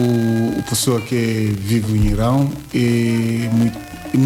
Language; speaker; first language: Portuguese; non-native, learner; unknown